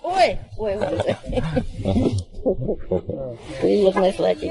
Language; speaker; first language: Russian; native; Russian